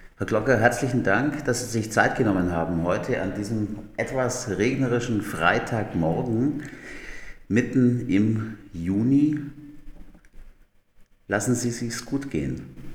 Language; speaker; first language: German; native; German